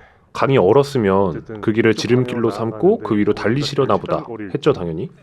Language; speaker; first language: Korean; native; Korean